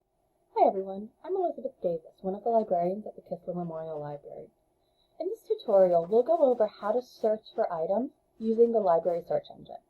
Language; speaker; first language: English; native; English